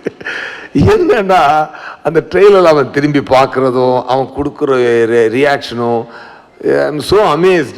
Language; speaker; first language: Tamil; native; Tamil